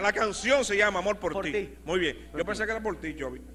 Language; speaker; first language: Spanish; native; Spanish